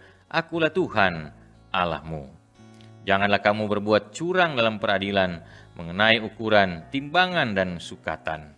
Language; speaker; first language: Indonesian; native; Indonesian